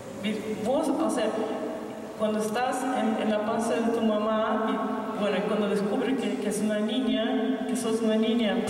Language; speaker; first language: Spanish; non-native, local second language; Portuguese